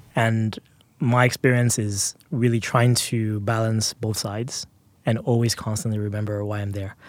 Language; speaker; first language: English; non-native, local second language; Yoruba